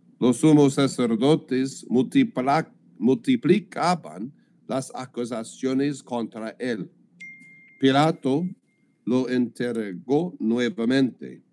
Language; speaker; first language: Spanish; non-native, learner; English